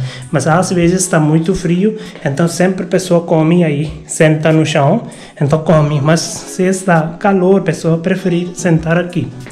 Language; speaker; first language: Portuguese; non-native, learner; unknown